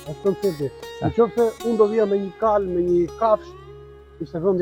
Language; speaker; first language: Albanian; native; Albanian